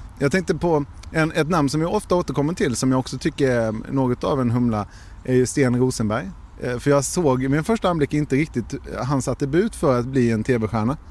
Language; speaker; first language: Swedish; native; Swedish